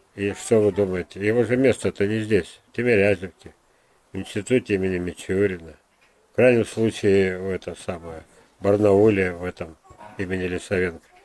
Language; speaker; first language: Russian; native; Russian